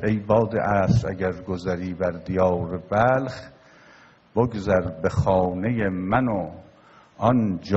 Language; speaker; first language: Persian; native; Persian